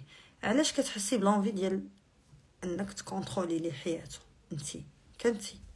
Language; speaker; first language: Arabic; native; Arabic